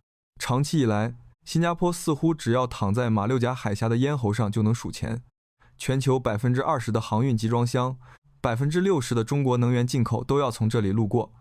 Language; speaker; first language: Chinese; native; Chinese